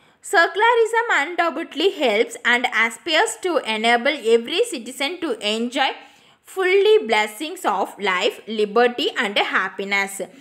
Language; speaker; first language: English; non-native, local second language; Tamil